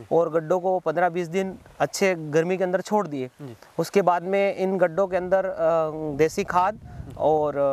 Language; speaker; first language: Hindi; native; Hindi